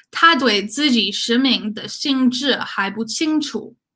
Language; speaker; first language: Chinese; non-native, learner; English